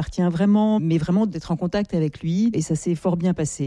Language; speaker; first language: French; native; French